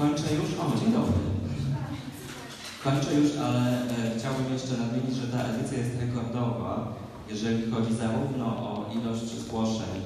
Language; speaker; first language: Polish; native; Polish